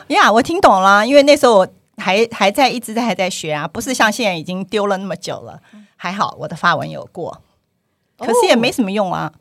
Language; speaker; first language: Chinese; native; Chinese